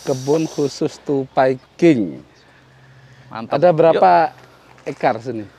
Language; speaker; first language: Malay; non-native, local second language; Javanese